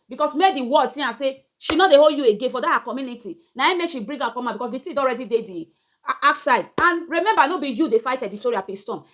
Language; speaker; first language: Nigerian Pidgin; native; Nigerian Pidgin